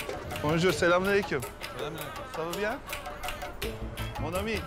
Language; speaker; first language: French; non-native, learner; Turkish